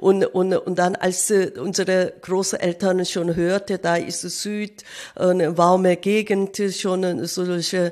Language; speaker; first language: German; non-native, fluent; Korean